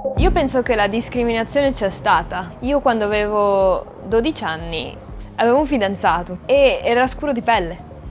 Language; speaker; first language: Italian; early bilingual, other home language; Russian